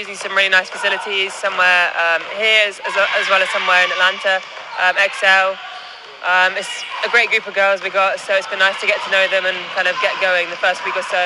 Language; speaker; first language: English; native; English